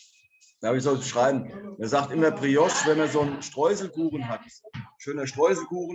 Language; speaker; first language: German; native; German